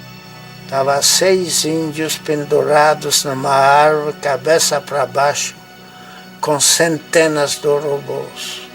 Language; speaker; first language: Portuguese; non-native, fluent; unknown